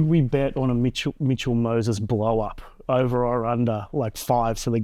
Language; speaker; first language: English; native; English